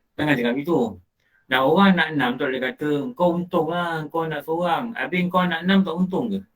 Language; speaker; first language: Malay; native; Malay